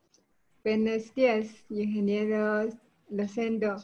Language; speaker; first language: Spanish; non-native, learner; Chinese